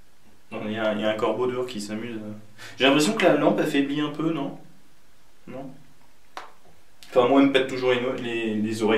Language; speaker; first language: French; native; French